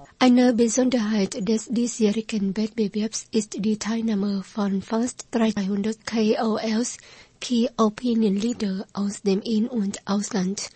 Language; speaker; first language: German; non-native, fluent; Vietnamese